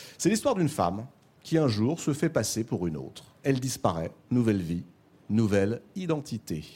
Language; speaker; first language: French; native; French